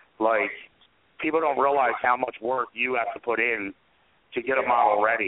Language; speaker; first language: English; native; English